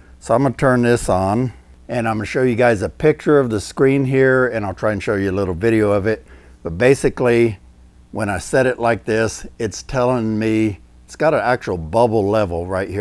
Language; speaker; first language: English; native; English